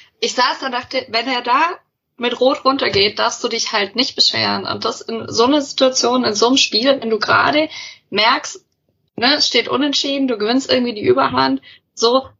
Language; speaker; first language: German; native; German